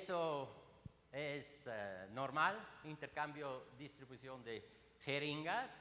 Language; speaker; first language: Spanish; non-native, learner; Swiss German